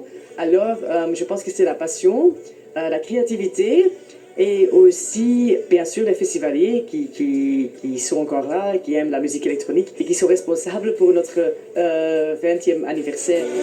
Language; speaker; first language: French; non-native, local second language; Dutch